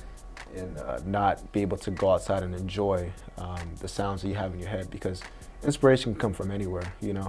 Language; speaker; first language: English; native; English